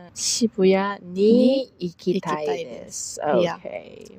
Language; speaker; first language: Japanese; non-native, learner; Korean